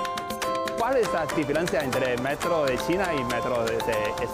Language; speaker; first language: Spanish; non-native, fluent; Chinese